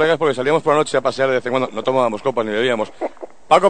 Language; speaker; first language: Spanish; native; Spanish